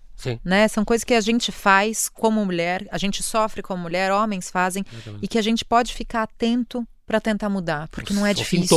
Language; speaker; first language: Portuguese; native; Portuguese